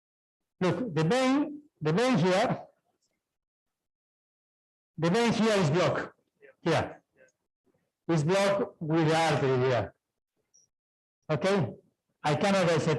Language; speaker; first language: English; non-native, fluent; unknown